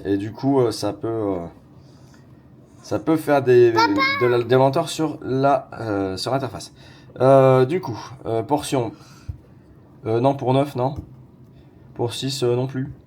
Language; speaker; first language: French; native; French